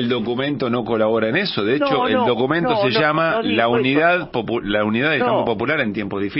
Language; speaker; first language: Spanish; native; Spanish